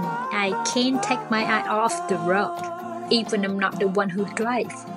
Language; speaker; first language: English; non-native, fluent; Vietnamese